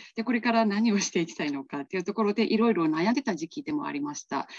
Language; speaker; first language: Japanese; non-native, fluent; Burmese